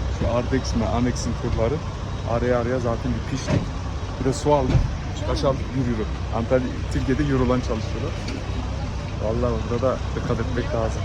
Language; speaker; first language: Turkish; early bilingual, heritage; Turkish